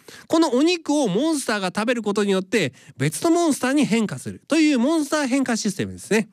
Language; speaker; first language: Japanese; native; Japanese